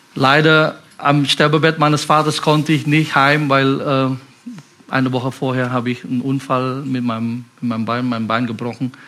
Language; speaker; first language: German; non-native, fluent; Indonesian